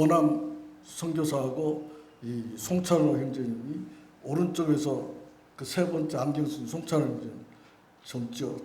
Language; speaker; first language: Korean; native; Korean